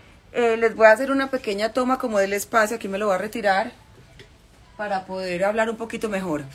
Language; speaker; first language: Spanish; native; Spanish